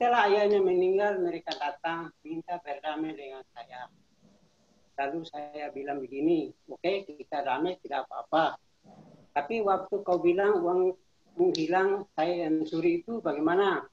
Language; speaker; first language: Indonesian; non-native, local second language; Tetum